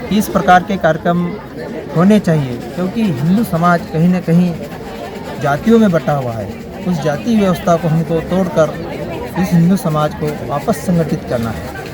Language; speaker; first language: Hindi; native; Hindi